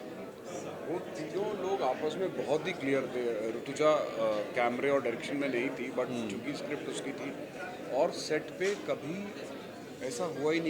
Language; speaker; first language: Hindi; native; Hindi